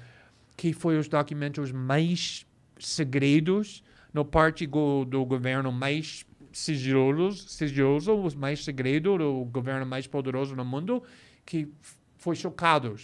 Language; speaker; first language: Portuguese; non-native, fluent; English